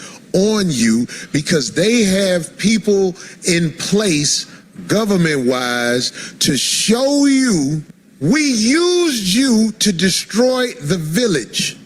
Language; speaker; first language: English; native; English